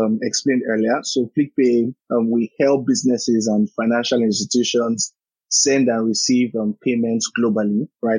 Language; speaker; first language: English; non-native, local second language; Yoruba